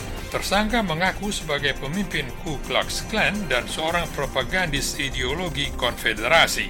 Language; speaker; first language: Indonesian; native; Indonesian